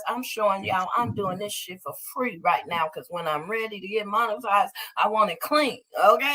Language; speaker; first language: English; native; English